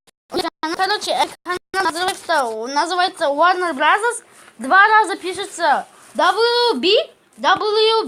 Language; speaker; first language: Russian; non-native, local second language; Kazakh